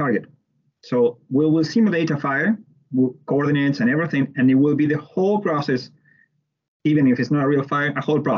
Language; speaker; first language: English; non-native, fluent; Spanish